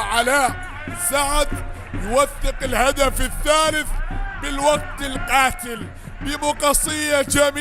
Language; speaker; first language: Arabic; native; Arabic